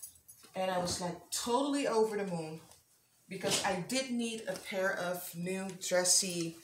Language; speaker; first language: English; non-native, fluent; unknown